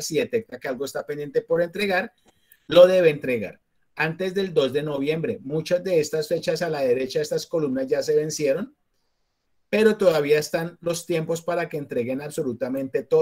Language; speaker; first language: Spanish; native; Spanish